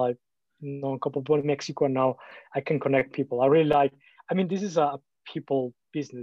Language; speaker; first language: English; non-native, fluent; Spanish